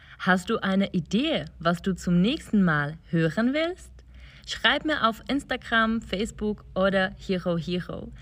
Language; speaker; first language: German; non-native, fluent; Czech